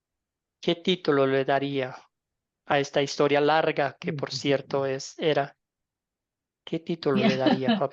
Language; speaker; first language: Spanish; native; Spanish